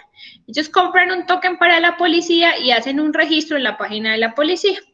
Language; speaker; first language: Spanish; native; Spanish